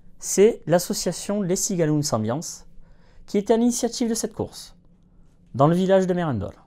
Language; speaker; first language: French; native; French